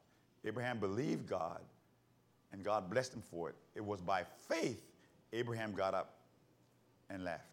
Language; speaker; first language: English; native; English